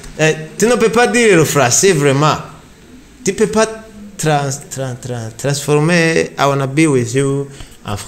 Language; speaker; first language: French; non-native, learner; Rundi